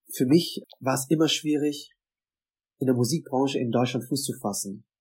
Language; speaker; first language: German; native; German